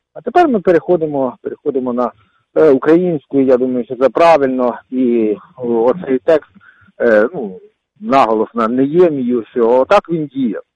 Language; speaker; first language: Ukrainian; non-native, local second language; Russian